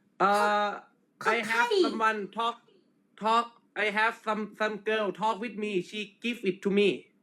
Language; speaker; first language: English; non-native, learner; Thai